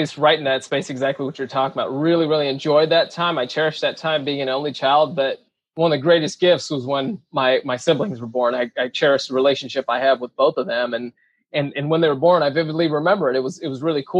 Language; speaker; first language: English; native; English